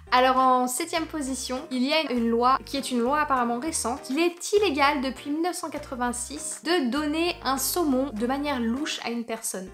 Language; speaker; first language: French; native; French